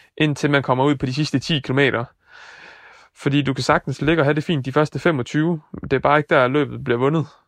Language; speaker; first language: Danish; early bilingual, other home language; Dutch